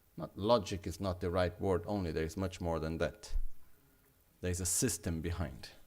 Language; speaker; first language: English; non-native, fluent; Italian